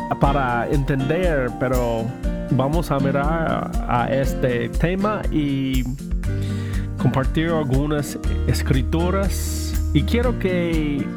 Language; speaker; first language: Spanish; non-native, learner; English